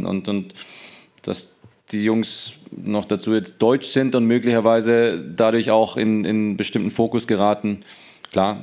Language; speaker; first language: German; native; German